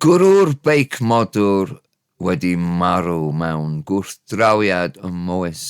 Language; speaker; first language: Welsh; non-native, learner; English